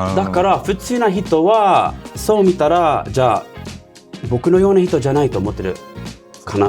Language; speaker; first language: Japanese; non-native, learner; English